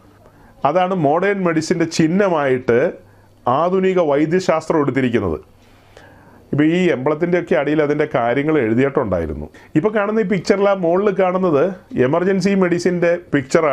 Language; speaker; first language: Malayalam; native; Malayalam